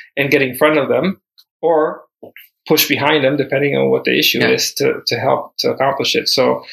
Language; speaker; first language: English; early bilingual, other home language; Spanish